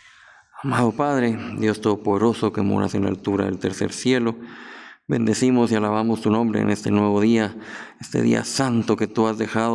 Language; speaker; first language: Spanish; native; Spanish